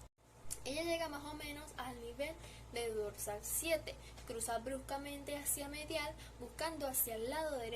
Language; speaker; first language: Spanish; native; Spanish